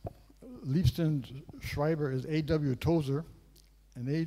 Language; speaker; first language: German; non-native, learner; English